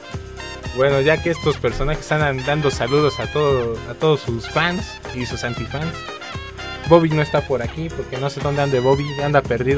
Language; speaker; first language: Spanish; native; Spanish